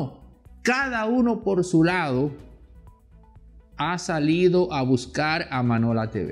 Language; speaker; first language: Spanish; native; Spanish